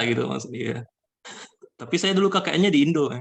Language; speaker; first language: Indonesian; native; Indonesian